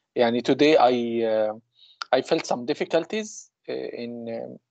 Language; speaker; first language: English; non-native, fluent; Ukrainian